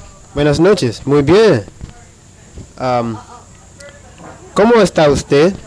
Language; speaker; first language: Spanish; non-native, fluent; English